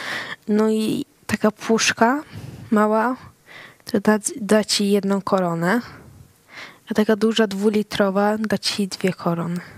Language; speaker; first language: Polish; early bilingual, heritage; Swedish